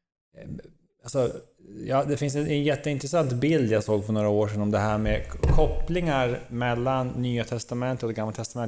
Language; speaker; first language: Swedish; native; Swedish